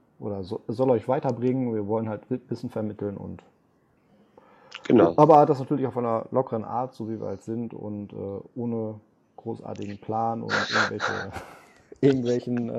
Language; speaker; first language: German; native; German